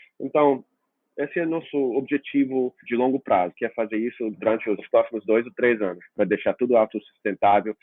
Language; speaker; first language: Portuguese; non-native, fluent; English